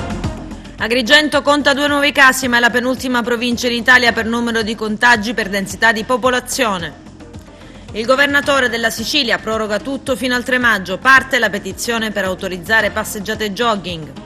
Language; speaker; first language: Italian; native; Italian